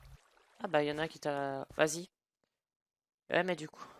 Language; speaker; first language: French; native; French